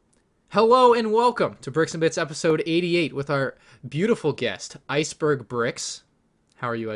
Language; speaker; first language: English; native; English